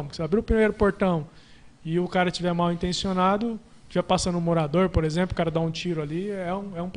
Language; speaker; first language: Portuguese; native; Portuguese